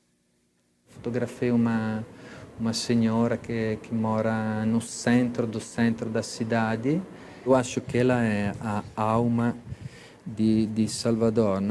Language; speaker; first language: Portuguese; non-native, fluent; Italian